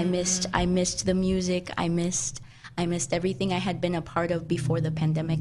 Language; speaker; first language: English; native; English